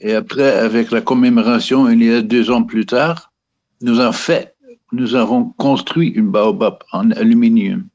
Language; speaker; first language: French; non-native, fluent; Dutch